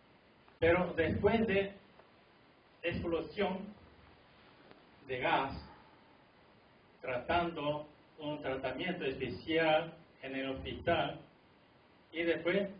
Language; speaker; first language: Spanish; non-native, fluent; Korean